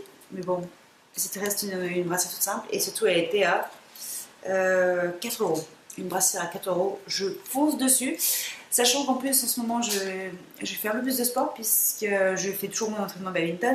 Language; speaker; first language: French; native; French